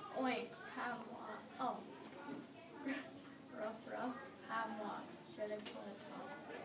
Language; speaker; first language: French; non-native, learner; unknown